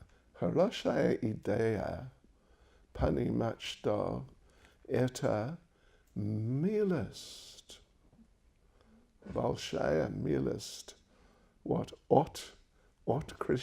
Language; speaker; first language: Russian; non-native, learner; English